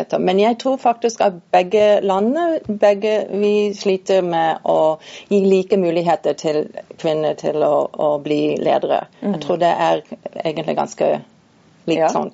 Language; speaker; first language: Norwegian; non-native, fluent; English